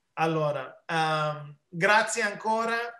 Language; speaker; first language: Italian; early bilingual, heritage; English